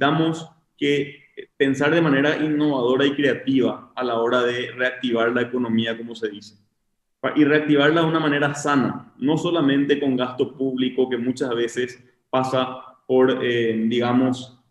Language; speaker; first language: Spanish; native; Spanish